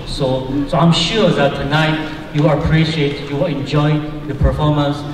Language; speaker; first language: English; non-native, fluent; Chinese